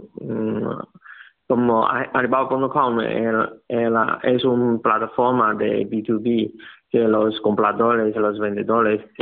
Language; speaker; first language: Spanish; non-native, learner; Chinese